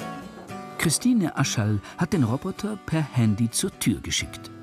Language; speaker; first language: German; native; German